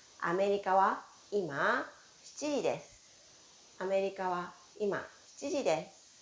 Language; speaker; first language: Japanese; non-native, fluent; Chinese